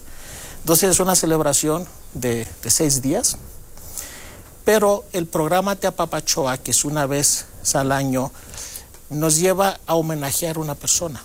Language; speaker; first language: Spanish; non-native, fluent; Greek